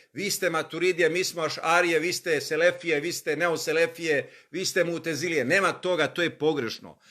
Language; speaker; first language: Bosnian; native; Bosnian